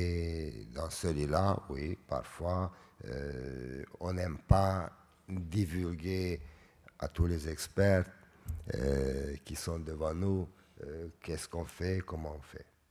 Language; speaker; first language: French; non-native, fluent; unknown